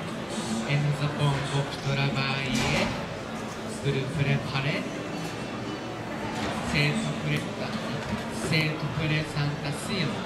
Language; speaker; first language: French; non-native, learner; Japanese